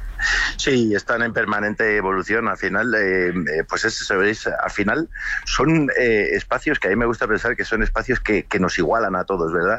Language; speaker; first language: Spanish; native; Spanish